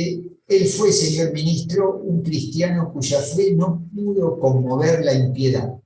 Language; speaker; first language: Spanish; native; Spanish